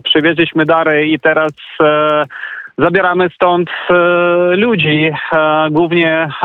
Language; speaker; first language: Polish; non-native, fluent; Ukrainian